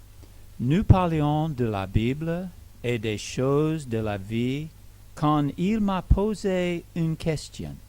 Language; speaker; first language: French; non-native, learner; English